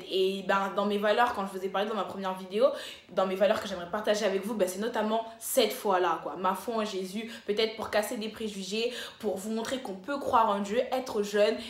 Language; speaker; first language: French; early bilingual, other home language; Lingala